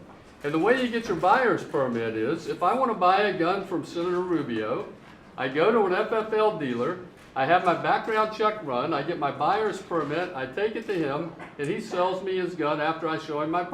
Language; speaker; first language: English; native; English